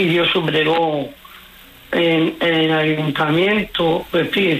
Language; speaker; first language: Spanish; native; Spanish